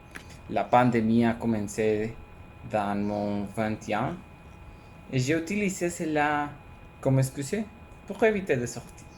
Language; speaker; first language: French; non-native, learner; Spanish